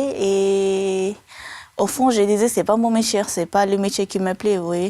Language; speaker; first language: French; non-native, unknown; Tibetan